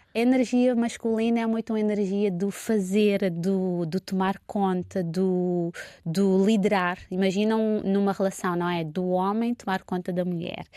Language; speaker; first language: Portuguese; non-native, local second language; Kabuverdianu